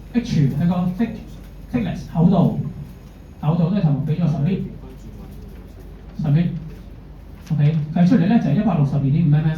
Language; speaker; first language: Cantonese; native; Cantonese